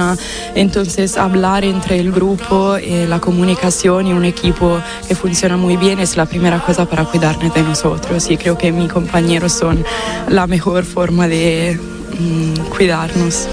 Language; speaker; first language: Spanish; non-native, fluent; Italian